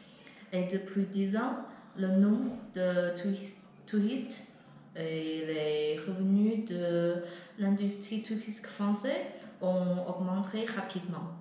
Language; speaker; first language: French; non-native, learner; Chinese